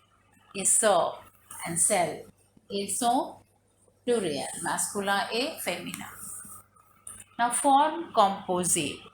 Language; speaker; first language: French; non-native, fluent; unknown